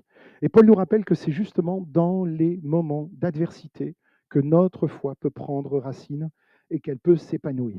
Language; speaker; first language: French; native; French